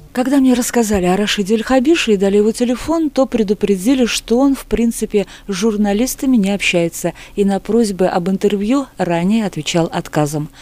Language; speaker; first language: Russian; native; Russian